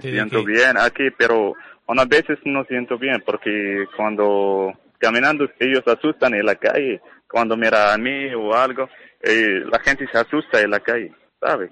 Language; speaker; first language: Spanish; non-native, learner; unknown